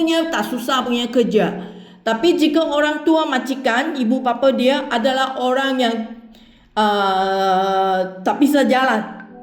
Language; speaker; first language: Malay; non-native, local second language; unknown